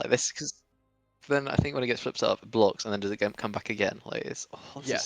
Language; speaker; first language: English; native; English